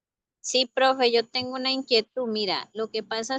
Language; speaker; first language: Spanish; native; Spanish